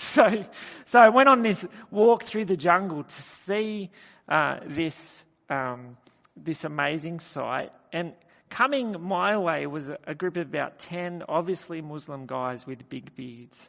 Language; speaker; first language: English; native; English